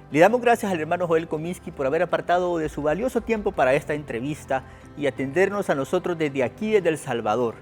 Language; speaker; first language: Spanish; native; Spanish